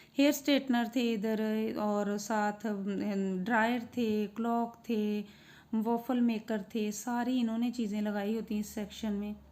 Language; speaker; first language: Urdu; non-native, local second language; Punjabi